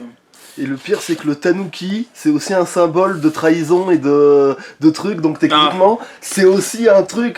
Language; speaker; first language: French; native; French